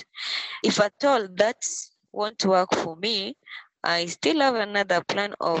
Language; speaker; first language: English; non-native, local second language; Luo (Kenya and Tanzania)